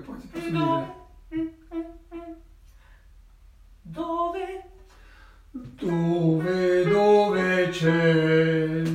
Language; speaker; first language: Italian; non-native, learner; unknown